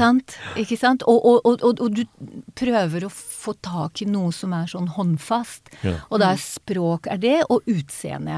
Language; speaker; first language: Norwegian; non-native, fluent; Hebrew